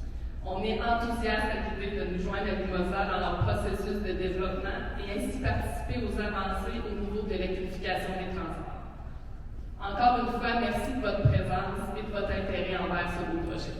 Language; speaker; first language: French; native; French